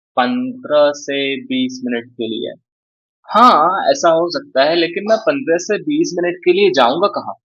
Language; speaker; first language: Hindi; native; Hindi